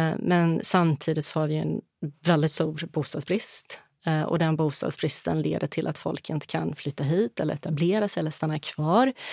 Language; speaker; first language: Swedish; early bilingual, other home language; Bosnian